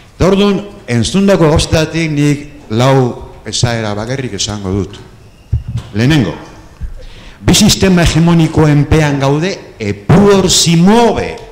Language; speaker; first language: Basque; non-native, local second language; Spanish